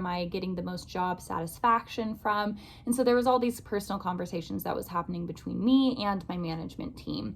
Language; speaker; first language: English; native; English